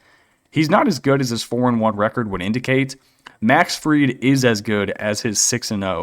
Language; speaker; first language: English; native; English